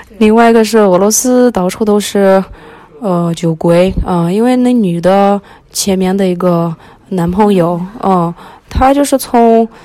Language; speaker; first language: Chinese; early bilingual, other home language; Russian